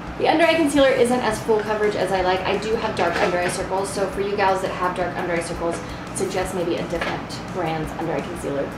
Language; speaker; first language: English; native; English